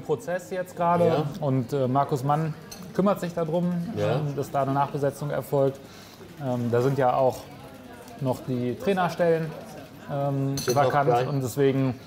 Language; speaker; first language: German; native; German